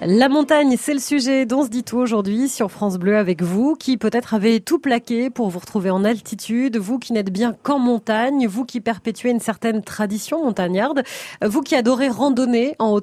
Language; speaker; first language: French; native; French